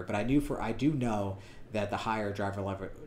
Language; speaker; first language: English; native; English